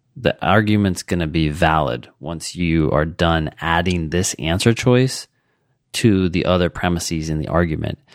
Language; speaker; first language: English; native; English